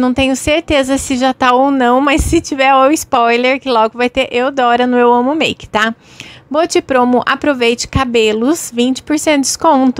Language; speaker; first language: Portuguese; native; Portuguese